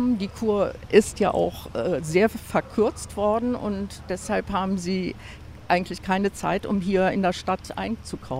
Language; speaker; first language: German; native; German